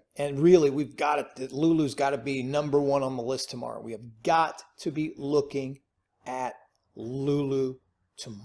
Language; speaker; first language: English; native; English